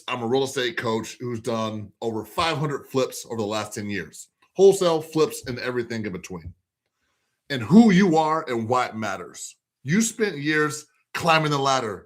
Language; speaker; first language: English; native; English